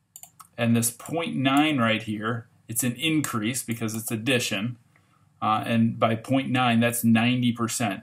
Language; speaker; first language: English; native; English